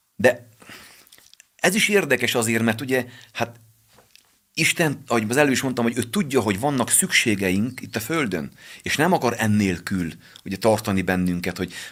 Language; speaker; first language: Hungarian; native; Hungarian